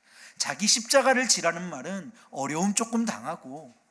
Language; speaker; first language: Korean; native; Korean